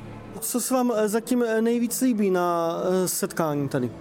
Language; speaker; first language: Czech; native; Czech